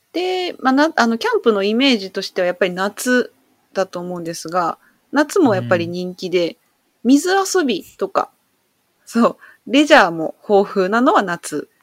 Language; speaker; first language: Japanese; native; Japanese